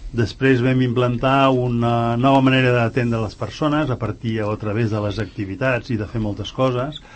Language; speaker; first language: Catalan; native; Catalan